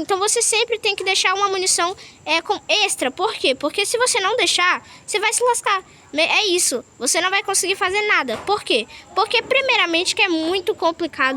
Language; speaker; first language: Portuguese; native; Portuguese